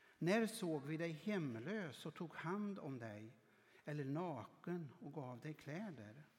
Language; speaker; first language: Swedish; native; Swedish